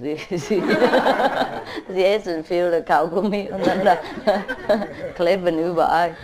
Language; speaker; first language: German; non-native, learner; Vietnamese